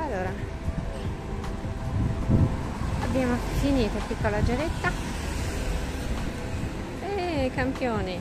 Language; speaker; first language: Italian; non-native, learner; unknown